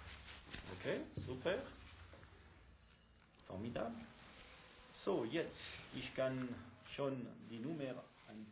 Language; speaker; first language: German; non-native, local second language; French